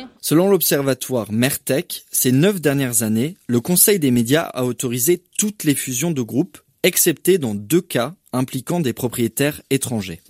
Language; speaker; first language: French; native; French